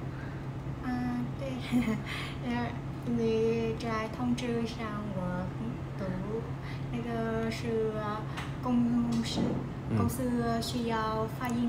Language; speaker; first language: Chinese; non-native, learner; Vietnamese